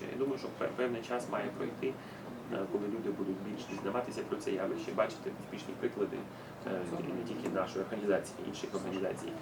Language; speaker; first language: Ukrainian; non-native, fluent; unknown